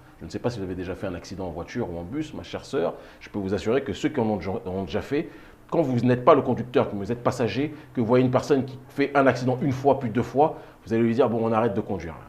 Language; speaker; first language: French; native; French